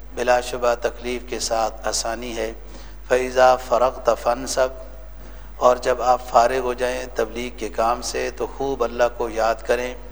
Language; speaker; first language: Urdu; native; Urdu